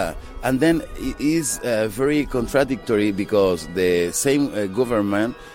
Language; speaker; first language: English; non-native, learner; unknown